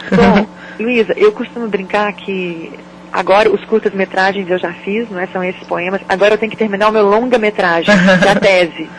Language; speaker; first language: Portuguese; native; Portuguese